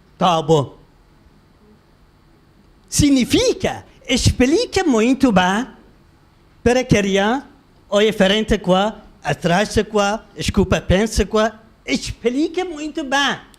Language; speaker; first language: Portuguese; non-native, learner; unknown